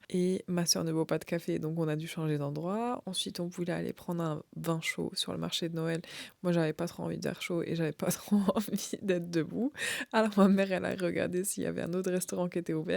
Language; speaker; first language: French; native; French